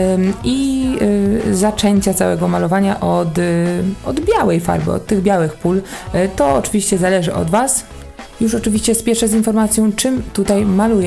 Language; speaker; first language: Polish; native; Polish